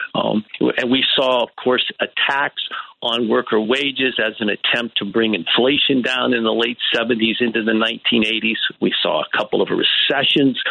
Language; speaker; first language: English; native; English